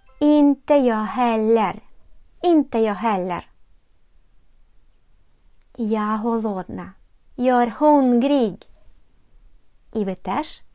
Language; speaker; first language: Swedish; non-native, fluent; Ukrainian